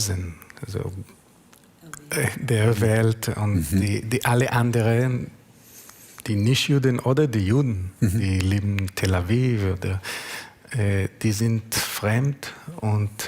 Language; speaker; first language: German; non-native, learner; Hebrew